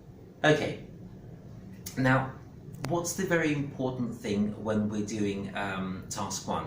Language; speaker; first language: English; non-native, fluent; Greek